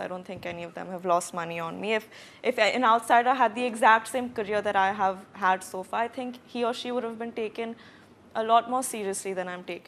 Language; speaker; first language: English; non-native, local second language; Hindi